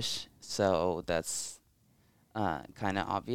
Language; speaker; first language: English; non-native, fluent; Italian